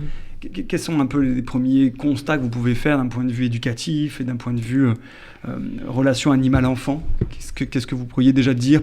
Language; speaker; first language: French; native; French